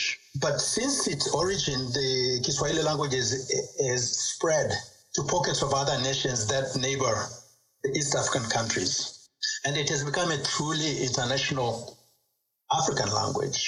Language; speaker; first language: English; non-native, local second language; Swahili